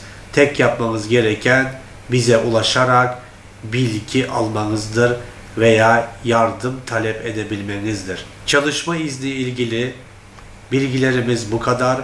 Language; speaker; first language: Turkish; non-native, fluent; Turkmen